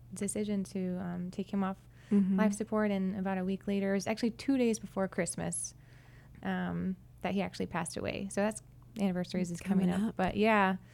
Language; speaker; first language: English; native; English